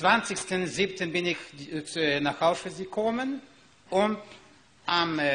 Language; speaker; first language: German; non-native, learner; Ukrainian